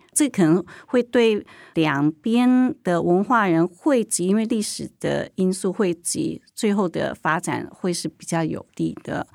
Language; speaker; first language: Chinese; native; Chinese